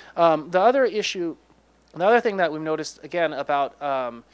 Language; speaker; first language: English; native; English